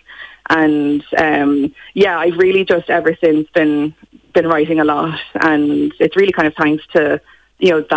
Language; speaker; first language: English; native; English